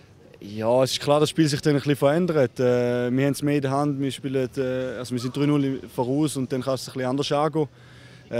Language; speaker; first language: German; native; German